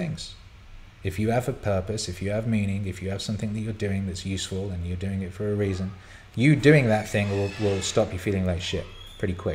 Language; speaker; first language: English; native; English